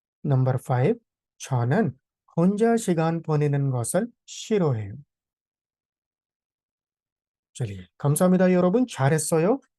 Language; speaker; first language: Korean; non-native, fluent; Hindi